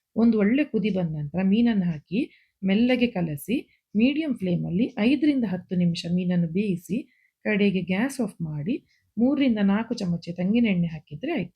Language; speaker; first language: Kannada; non-native, local second language; Konkani